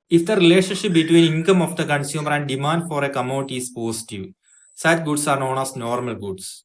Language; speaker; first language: English; non-native, local second language; Malayalam